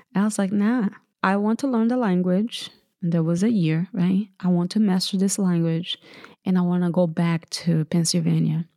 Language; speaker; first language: English; early bilingual, other home language; Portuguese